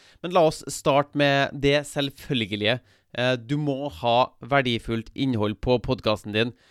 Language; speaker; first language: Norwegian; native; Norwegian